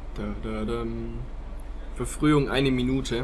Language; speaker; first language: German; native; German